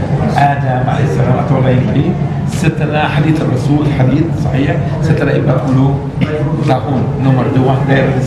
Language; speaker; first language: Indonesian; non-native, learner; Arabic